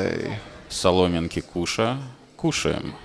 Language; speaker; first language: Russian; native; Russian